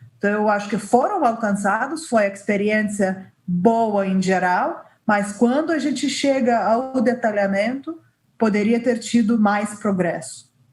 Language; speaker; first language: Portuguese; non-native, fluent; Lithuanian